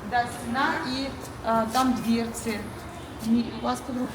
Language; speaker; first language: Russian; native; Russian